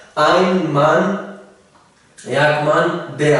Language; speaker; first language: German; non-native, learner; Tajik